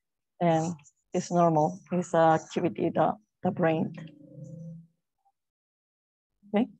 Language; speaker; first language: English; non-native, learner; Spanish